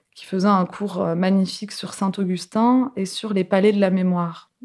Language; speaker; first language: French; native; French